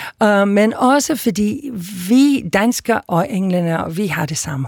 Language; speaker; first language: Danish; non-native, fluent; English